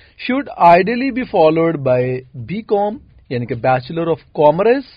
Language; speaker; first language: English; non-native, local second language; Urdu